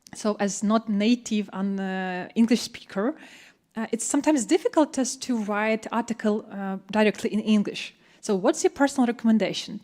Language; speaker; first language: English; non-native, fluent; Ukrainian